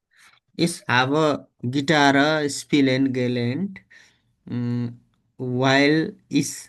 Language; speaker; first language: German; non-native, learner; Nepali